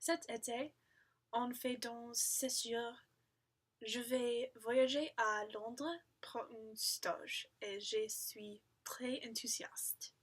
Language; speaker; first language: French; non-native, learner; English